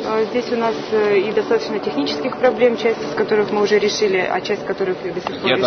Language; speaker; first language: Russian; native; Russian